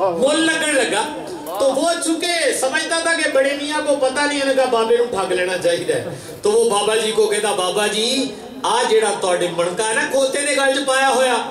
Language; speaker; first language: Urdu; non-native, local second language; Punjabi